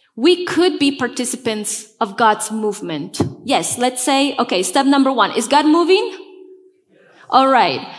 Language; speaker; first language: English; non-native, fluent; Spanish